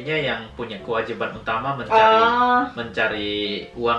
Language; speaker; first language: Indonesian; native; Indonesian